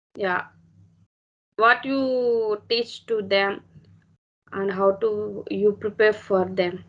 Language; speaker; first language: English; non-native, learner; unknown